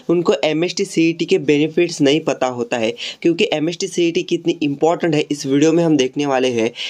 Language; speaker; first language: Hindi; non-native, local second language; Marathi